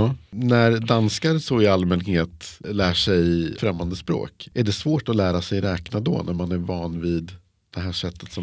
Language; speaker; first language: Swedish; native; Swedish